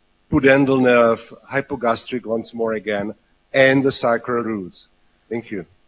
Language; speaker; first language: English; non-native, fluent; Czech